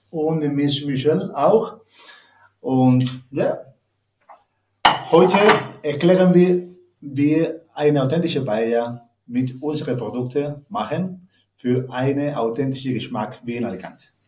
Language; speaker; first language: German; non-native, learner; Spanish